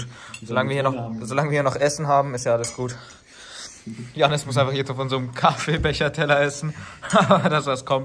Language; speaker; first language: German; native; German